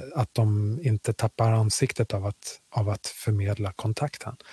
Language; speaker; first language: Swedish; native; Swedish